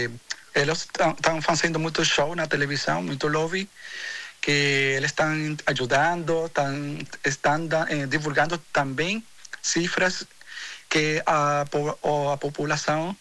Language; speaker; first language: Portuguese; non-native, fluent; Spanish